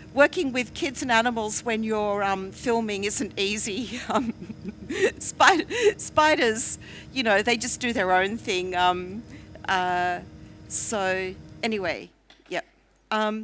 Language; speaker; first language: English; native; English